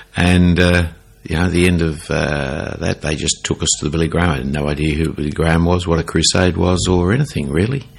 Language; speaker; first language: English; native; English